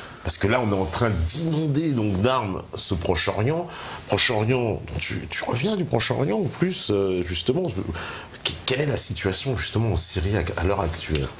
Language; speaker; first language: French; native; French